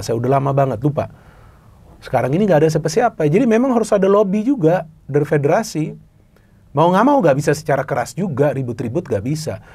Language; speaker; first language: Indonesian; native; Indonesian